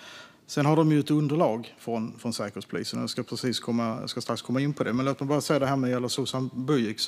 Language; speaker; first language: Swedish; native; Swedish